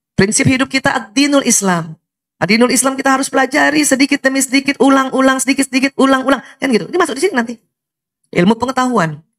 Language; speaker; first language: Indonesian; native; Indonesian